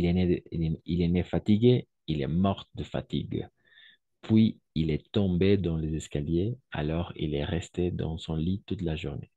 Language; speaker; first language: French; non-native, fluent; Spanish